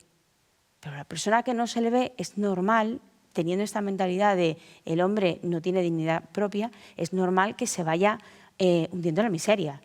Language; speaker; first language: Spanish; native; Spanish